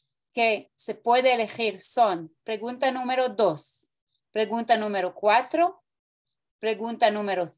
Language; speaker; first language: Spanish; non-native, fluent; Portuguese